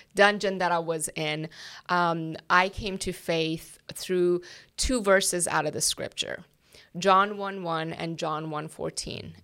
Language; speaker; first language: English; non-native, fluent; Persian